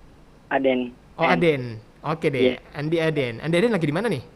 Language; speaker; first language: Indonesian; native; Indonesian